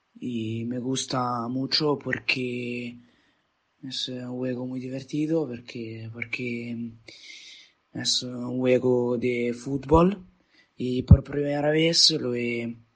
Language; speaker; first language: Spanish; non-native, learner; Italian